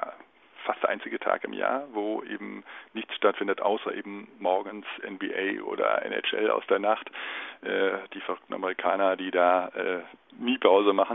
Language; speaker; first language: German; native; German